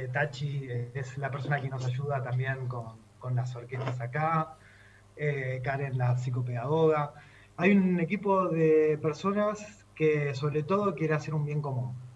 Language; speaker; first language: Spanish; native; Spanish